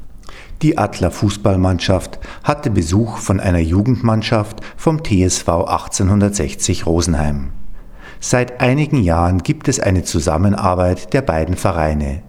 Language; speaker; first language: German; native; German